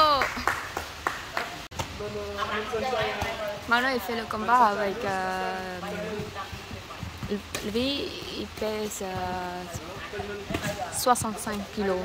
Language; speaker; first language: French; non-native, learner; Khmer